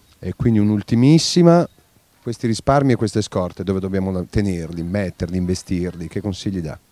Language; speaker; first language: Italian; native; Italian